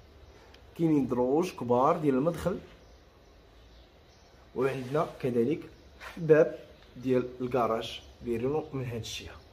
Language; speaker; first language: Arabic; native; Arabic